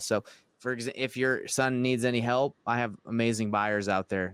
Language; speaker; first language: English; native; English